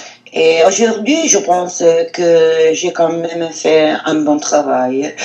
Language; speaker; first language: French; non-native, learner; Italian